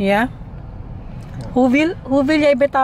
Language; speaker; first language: Dutch; non-native, learner; Iloko